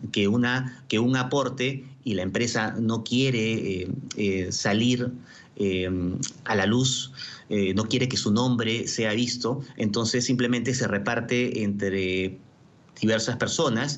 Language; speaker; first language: Spanish; native; Spanish